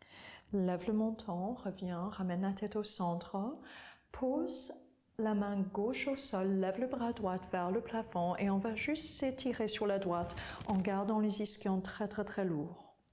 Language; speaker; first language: French; non-native, fluent; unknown